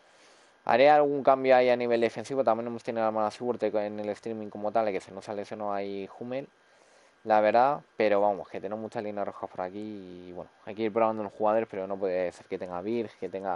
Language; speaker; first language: Spanish; native; Spanish